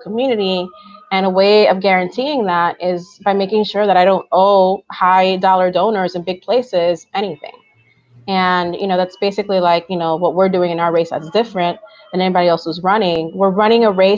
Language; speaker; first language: English; early bilingual, other home language; Spanish